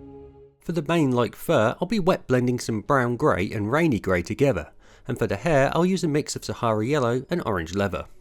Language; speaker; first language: English; native; English